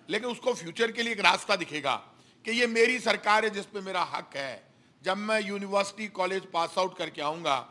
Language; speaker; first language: Hindi; native; Hindi